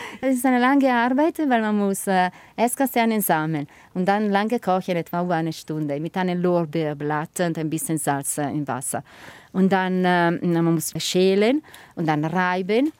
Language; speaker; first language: German; non-native, fluent; Italian